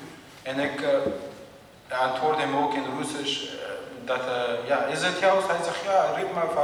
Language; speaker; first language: Dutch; non-native, learner; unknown